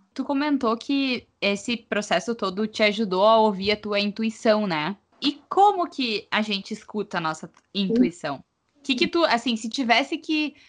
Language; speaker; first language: Portuguese; native; Portuguese